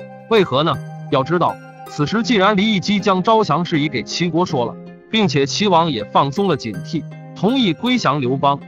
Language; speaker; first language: Chinese; native; Chinese